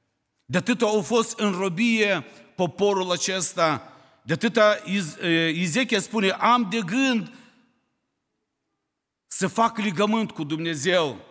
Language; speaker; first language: Romanian; non-native, local second language; Ukrainian